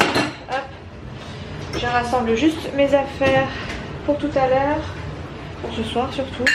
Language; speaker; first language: French; native; French